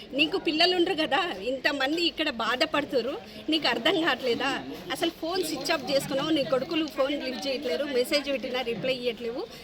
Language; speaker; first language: Telugu; native; Telugu